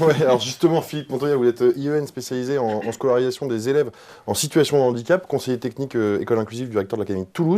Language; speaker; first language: French; native; French